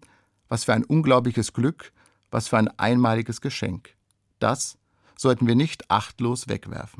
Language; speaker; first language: German; native; German